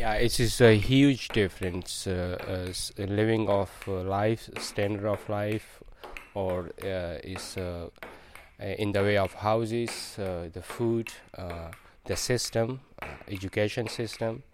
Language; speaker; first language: English; non-native, learner; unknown